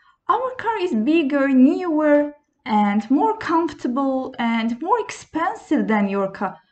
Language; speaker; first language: English; non-native, fluent; Azerbaijani